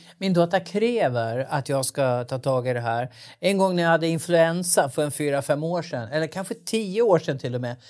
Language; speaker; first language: Swedish; native; Swedish